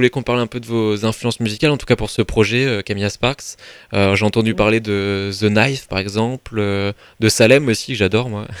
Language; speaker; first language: French; native; French